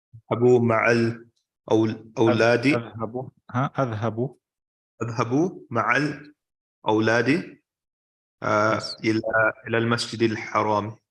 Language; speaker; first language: Arabic; non-native, learner; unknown